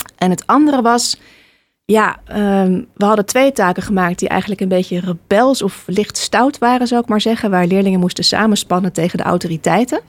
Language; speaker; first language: Dutch; native; Dutch